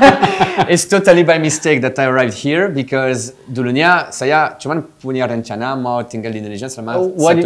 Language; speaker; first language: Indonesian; non-native, fluent; French